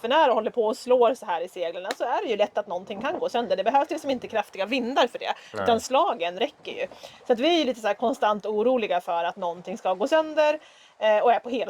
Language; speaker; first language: Swedish; native; Swedish